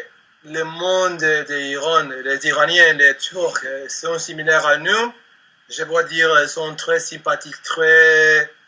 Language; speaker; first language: French; non-native, learner; Spanish